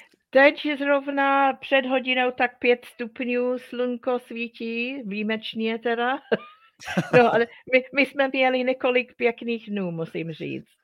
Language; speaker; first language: Czech; non-native, fluent; English